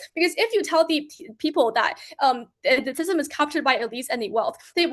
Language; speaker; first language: English; non-native, fluent; Chinese